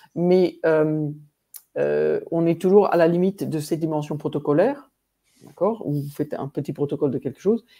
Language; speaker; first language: French; non-native, fluent; English